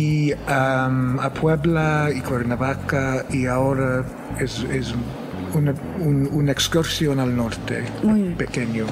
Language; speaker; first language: Spanish; non-native, fluent; English